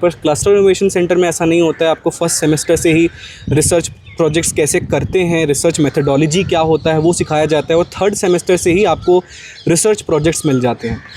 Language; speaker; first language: Hindi; native; Hindi